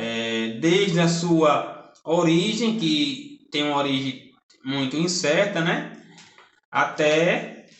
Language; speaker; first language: Portuguese; native; Portuguese